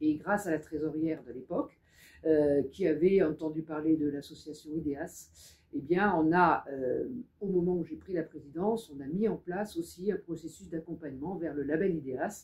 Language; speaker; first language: French; native; French